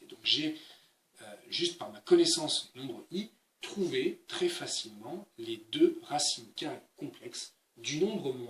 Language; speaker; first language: French; native; French